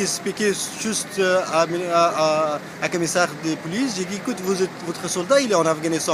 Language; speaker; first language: French; non-native, learner; Persian